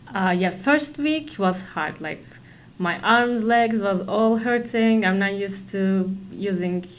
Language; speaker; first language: English; non-native, fluent; Turkish